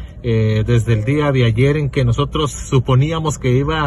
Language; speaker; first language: Spanish; native; Spanish